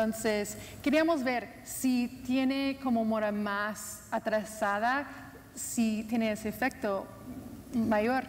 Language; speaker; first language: Spanish; non-native, fluent; English